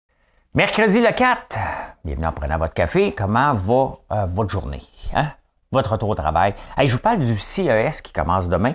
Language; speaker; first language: French; native; French